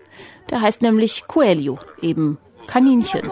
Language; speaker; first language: German; native; German